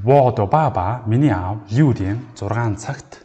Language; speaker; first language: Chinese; non-native, learner; Mongolian